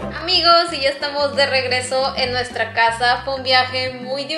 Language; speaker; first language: Spanish; native; Spanish